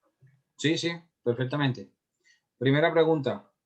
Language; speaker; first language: Spanish; native; Spanish